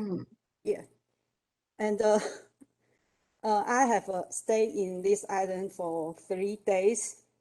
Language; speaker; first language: English; non-native, learner; Chinese